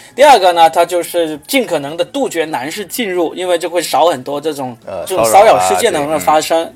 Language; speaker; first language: Chinese; native; Chinese